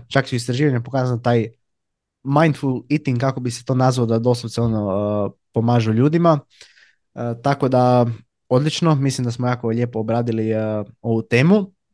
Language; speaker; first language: Croatian; native; Croatian